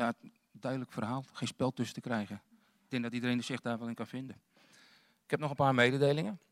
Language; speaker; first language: Dutch; native; Dutch